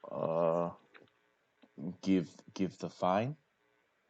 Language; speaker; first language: English; non-native, learner; Korean